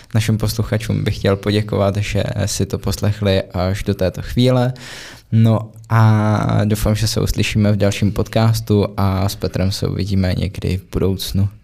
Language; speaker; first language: Czech; native; Czech